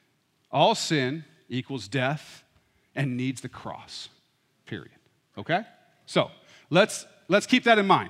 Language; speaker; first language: English; native; English